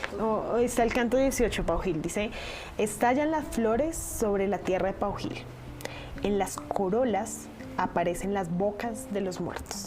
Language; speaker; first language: Spanish; native; Spanish